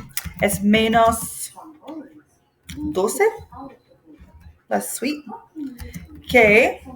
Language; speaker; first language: Spanish; non-native, fluent; English